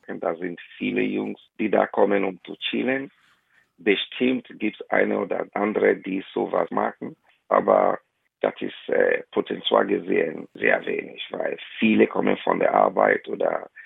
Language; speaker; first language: German; non-native, fluent; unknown